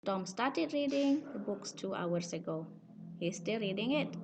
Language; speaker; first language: English; non-native, fluent; Indonesian